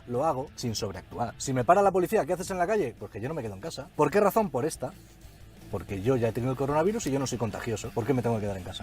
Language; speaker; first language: Spanish; native; Spanish